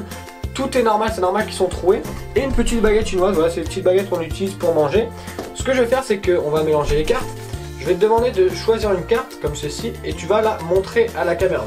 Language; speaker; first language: French; native; French